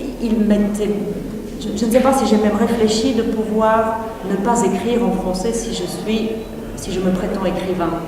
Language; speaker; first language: French; non-native, fluent; Czech